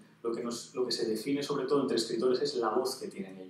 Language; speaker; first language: Spanish; native; Spanish